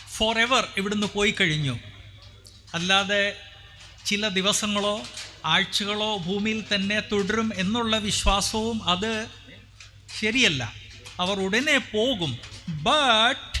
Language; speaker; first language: Malayalam; non-native, local second language; Hindi